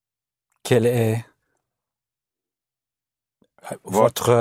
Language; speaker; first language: French; non-native, learner; English